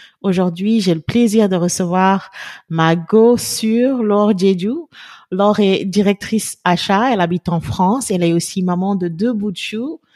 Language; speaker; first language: French; non-native, local second language; Wolof